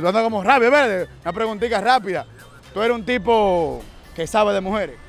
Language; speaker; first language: Spanish; native; Spanish